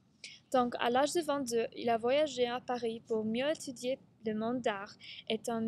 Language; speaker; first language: French; non-native, learner; English